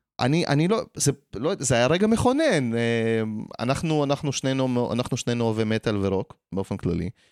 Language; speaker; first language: Hebrew; early bilingual, other home language; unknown